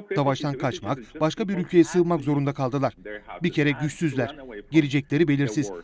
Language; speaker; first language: Turkish; non-native, fluent; Arabic